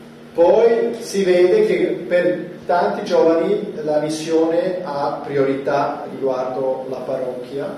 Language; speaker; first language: Italian; non-native, fluent; German